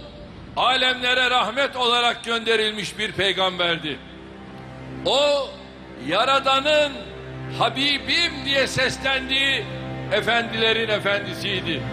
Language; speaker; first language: Turkish; native; Turkish